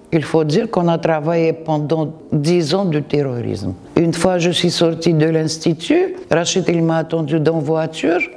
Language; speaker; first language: French; non-native, fluent; Russian